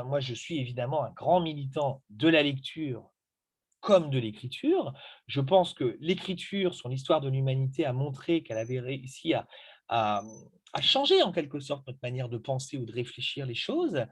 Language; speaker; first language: French; native; French